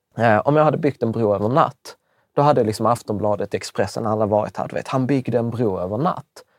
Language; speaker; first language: Swedish; early bilingual, other home language; Czech